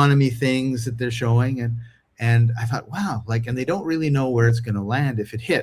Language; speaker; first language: English; native; English